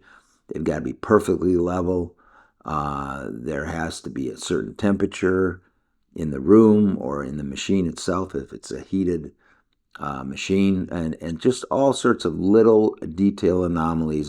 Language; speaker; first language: English; native; English